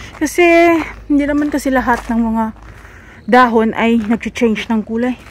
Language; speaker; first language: Filipino; non-native, local second language; Cebuano